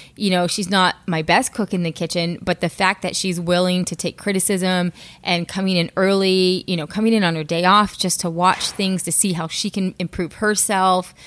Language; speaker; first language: English; native; English